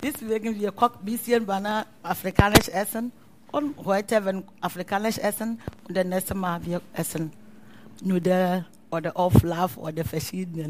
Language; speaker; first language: German; non-native, learner; Akan